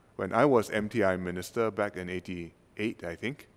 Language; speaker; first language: English; native; English